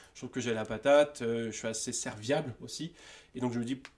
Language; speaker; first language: French; native; French